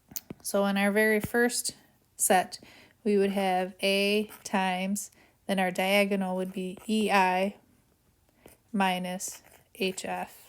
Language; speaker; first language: English; native; English